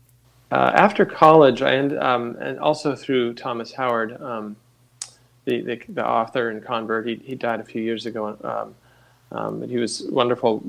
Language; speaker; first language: English; native; English